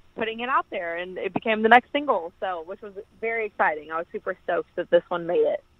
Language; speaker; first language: English; native; English